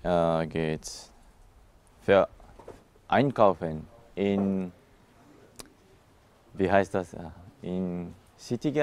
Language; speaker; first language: German; non-native, learner; Japanese